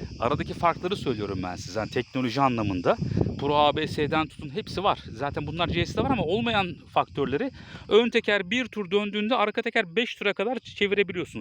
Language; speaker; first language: Turkish; native; Turkish